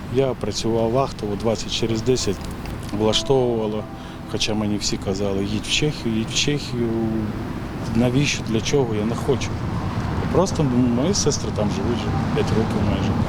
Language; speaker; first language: Ukrainian; native; Ukrainian